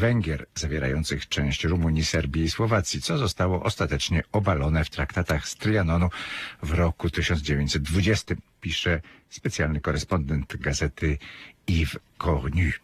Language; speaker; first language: Polish; native; Polish